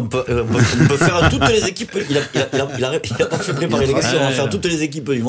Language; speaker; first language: French; native; French